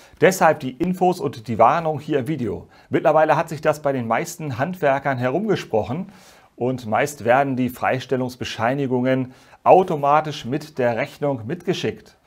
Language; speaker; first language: German; native; German